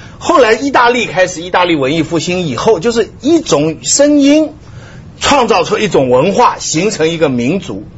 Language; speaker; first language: Chinese; native; Chinese